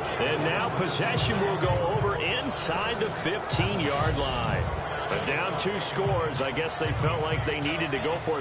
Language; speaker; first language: English; native; English